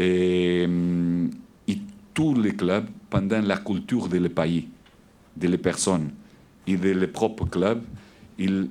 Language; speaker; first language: French; non-native, learner; Portuguese